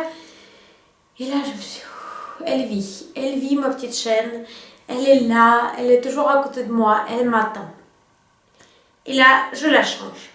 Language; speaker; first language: French; non-native, fluent; Russian